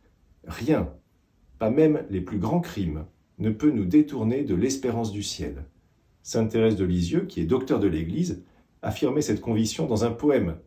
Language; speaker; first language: French; native; French